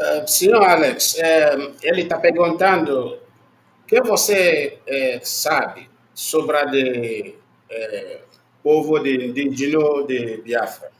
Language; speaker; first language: Portuguese; non-native, learner; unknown